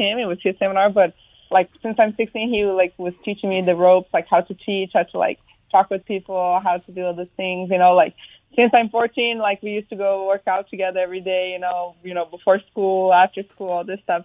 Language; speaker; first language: English; native; English